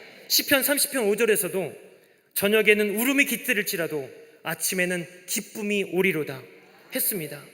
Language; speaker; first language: Korean; native; Korean